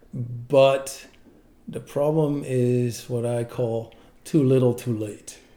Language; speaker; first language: English; non-native, fluent; Dutch